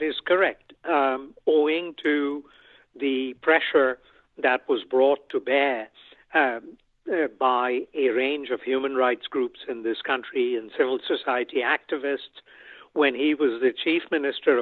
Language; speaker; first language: English; non-native, local second language; Bangla